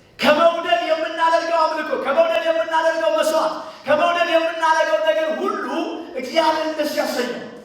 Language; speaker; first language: Amharic; native; Amharic